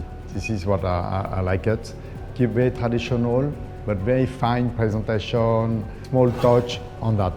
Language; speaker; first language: English; non-native, fluent; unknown